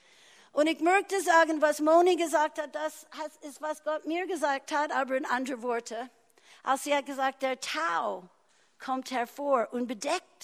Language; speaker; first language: German; non-native, fluent; English